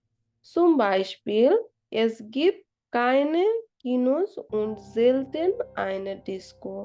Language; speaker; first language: German; non-native, learner; Bangla